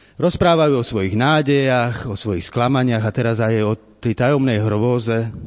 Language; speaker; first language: Slovak; native; Slovak